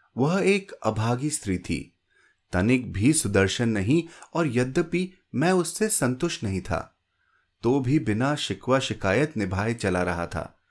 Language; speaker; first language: Hindi; native; Hindi